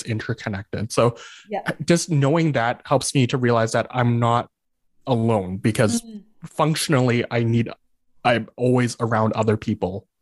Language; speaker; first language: English; native; English